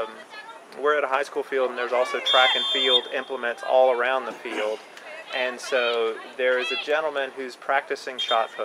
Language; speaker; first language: English; native; English